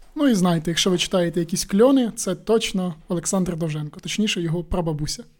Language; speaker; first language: Ukrainian; native; Ukrainian